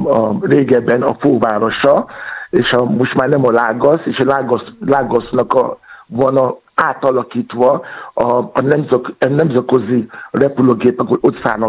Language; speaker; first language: Hungarian; non-native, learner; Yoruba